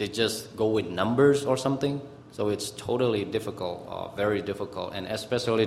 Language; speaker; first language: English; non-native, fluent; Burmese